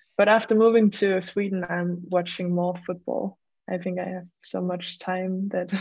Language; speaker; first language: English; non-native, fluent; Danish